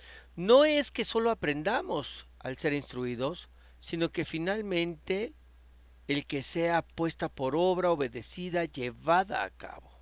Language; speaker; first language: Spanish; native; Spanish